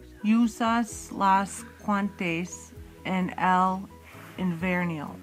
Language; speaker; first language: Spanish; non-native, learner; English